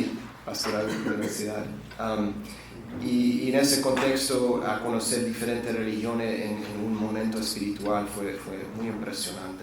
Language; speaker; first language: Spanish; non-native, fluent; English